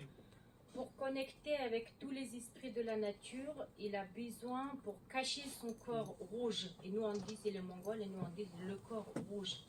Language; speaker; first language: French; non-native, learner; Mongolian